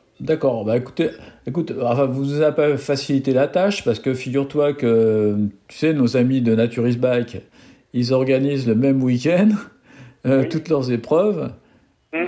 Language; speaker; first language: French; native; French